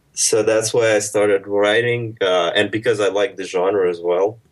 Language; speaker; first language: English; early bilingual, other home language; Russian